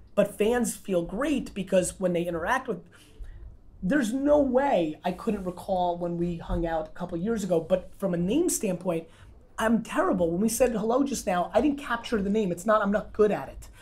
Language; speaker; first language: English; non-native, fluent; Russian